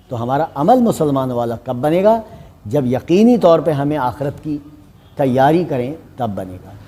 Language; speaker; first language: Hindi; native; Hindi